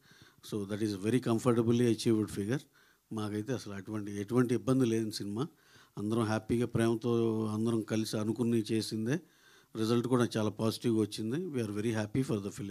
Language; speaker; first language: Telugu; native; Telugu